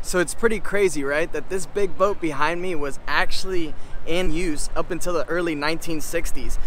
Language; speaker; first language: English; native; English